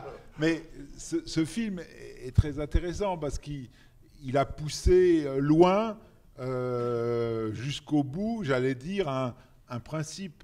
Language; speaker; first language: French; native; French